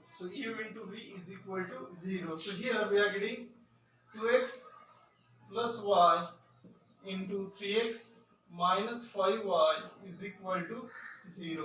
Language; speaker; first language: English; non-native, local second language; Marathi